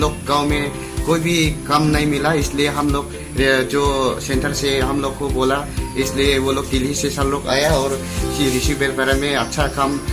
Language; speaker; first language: Hindi; non-native, local second language; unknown